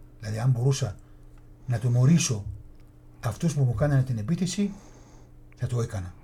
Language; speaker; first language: Greek; non-native, fluent; Arabic